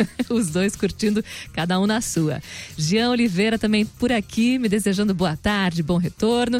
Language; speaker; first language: Portuguese; native; Portuguese